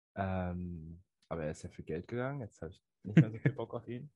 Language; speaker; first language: German; native; German